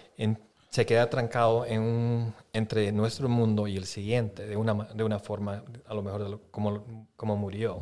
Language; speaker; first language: Spanish; early bilingual, heritage; Spanish